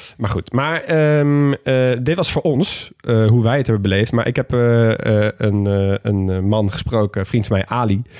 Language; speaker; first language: Dutch; native; Dutch